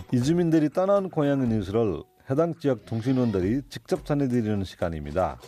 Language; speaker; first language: Korean; non-native, fluent; Nepali